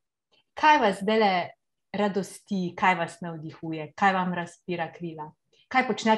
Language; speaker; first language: Slovenian; native; Slovenian